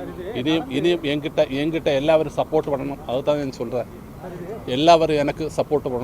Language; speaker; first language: Tamil; non-native, learner; Malayalam